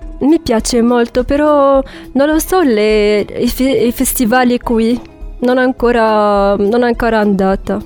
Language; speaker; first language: Italian; non-native, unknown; Arabic